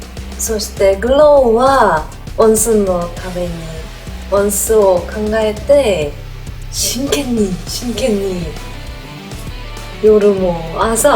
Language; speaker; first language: Japanese; non-native, learner; Korean